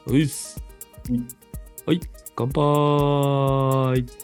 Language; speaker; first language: Japanese; native; Japanese